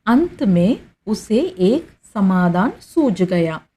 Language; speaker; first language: Hindi; non-native, local second language; Tamil